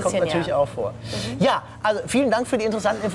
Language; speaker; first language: German; native; German